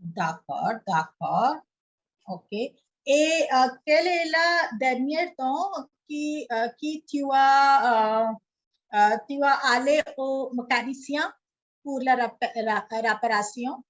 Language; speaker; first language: French; non-native, learner; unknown